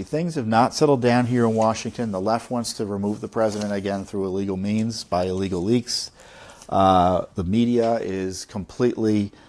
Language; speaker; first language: English; native; English